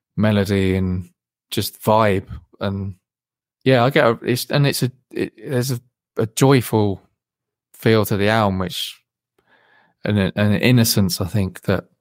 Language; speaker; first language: English; native; English